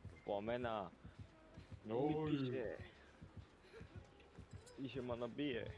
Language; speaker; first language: Bulgarian; native; Bulgarian